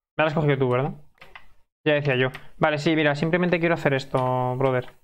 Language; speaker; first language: Spanish; native; Spanish